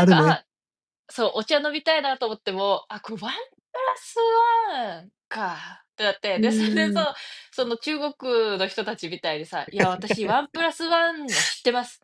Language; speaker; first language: Japanese; native; Japanese